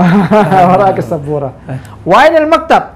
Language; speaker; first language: Arabic; non-native, fluent; Indonesian